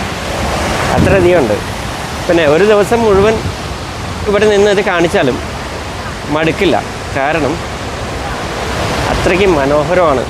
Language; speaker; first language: Malayalam; native; Malayalam